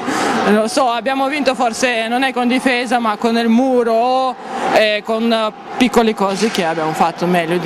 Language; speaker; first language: Italian; non-native, fluent; Russian